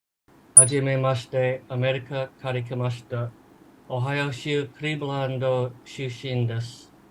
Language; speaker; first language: Japanese; non-native, learner; English